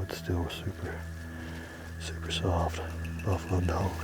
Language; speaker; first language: English; native; English